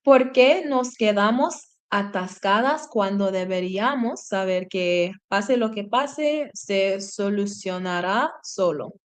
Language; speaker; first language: Spanish; non-native, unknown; English